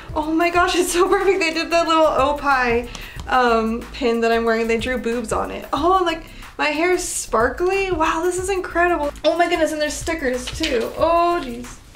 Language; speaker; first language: English; native; English